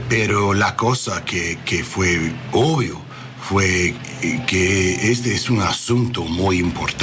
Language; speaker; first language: Spanish; non-native, learner; English